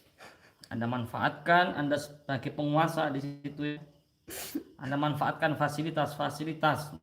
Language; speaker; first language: Indonesian; native; Indonesian